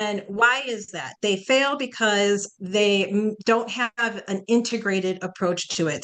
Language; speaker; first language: English; early bilingual, other home language; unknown